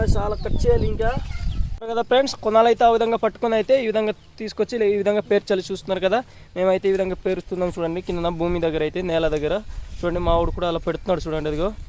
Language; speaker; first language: Telugu; non-native, local second language; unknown